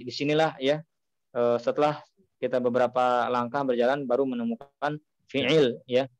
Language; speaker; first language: Indonesian; native; Indonesian